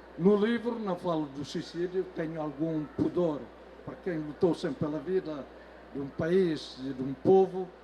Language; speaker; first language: Portuguese; non-native, local second language; Tetum